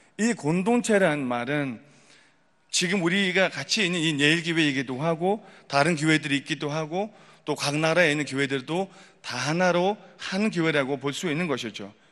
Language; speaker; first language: Korean; non-native, fluent; Mongolian